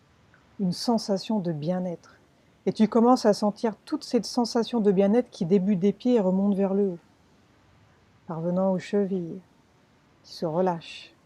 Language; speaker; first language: French; native; French